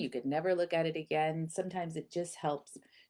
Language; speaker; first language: English; native; English